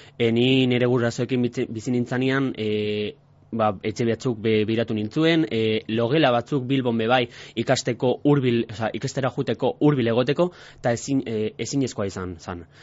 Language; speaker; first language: Basque; non-native, local second language; Spanish